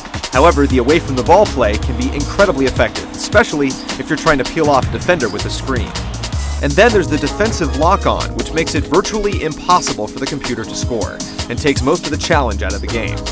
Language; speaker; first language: English; native; English